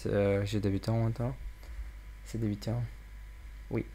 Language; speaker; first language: French; non-native, learner; English